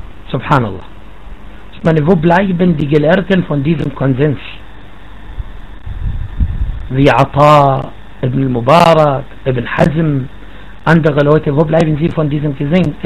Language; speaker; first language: German; non-native, fluent; Arabic